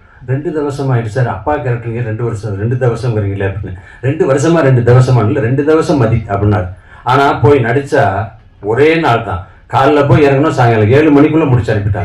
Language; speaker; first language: Tamil; native; Tamil